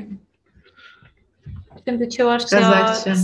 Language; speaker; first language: Turkish; non-native, fluent; Japanese